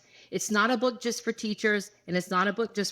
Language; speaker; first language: English; native; English